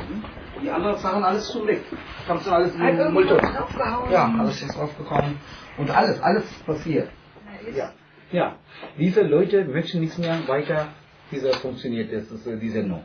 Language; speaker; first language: German; non-native, learner; Tamil